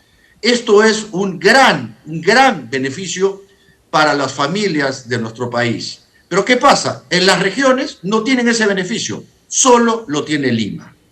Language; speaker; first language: Spanish; native; Spanish